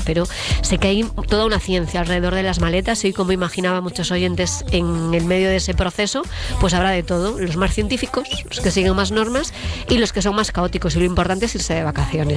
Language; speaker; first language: Spanish; native; Spanish